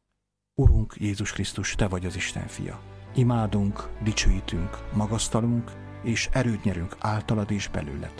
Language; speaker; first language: Hungarian; native; Hungarian